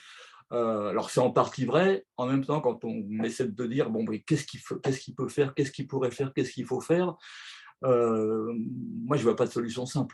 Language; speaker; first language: French; native; French